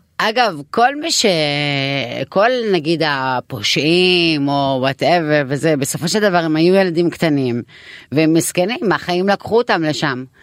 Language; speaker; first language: Hebrew; non-native, local second language; Arabic